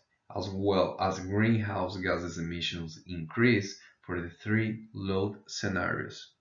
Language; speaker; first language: English; non-native, fluent; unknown